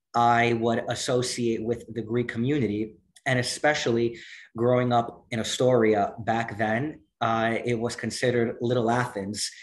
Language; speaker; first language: English; native; English